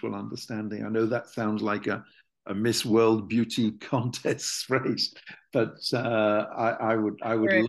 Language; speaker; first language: English; native; English